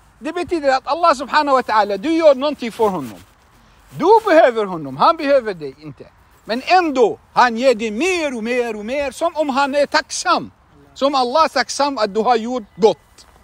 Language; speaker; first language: Swedish; non-native, fluent; Arabic